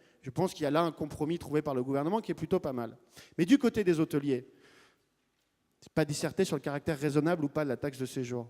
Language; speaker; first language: French; native; French